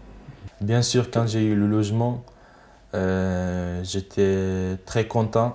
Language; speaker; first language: French; non-native, learner; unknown